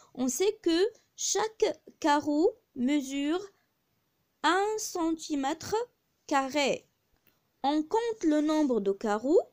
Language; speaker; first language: French; non-native, local second language; Arabic